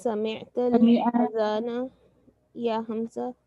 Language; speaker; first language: Arabic; non-native, learner; Urdu